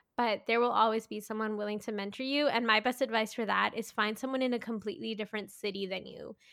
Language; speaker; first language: English; native; English